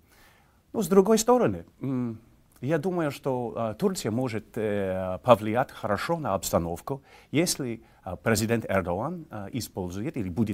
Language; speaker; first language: Russian; non-native, fluent; English